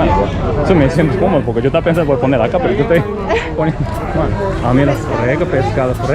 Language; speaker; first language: Spanish; non-native, learner; Japanese